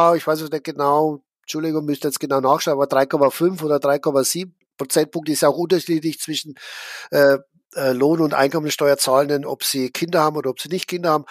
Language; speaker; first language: German; native; German